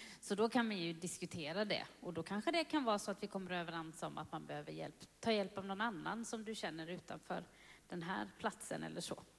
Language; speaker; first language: Swedish; native; Swedish